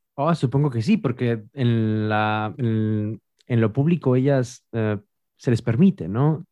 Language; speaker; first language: Spanish; native; Spanish